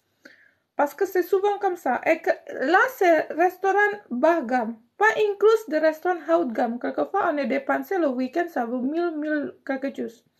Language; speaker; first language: French; non-native, learner; Indonesian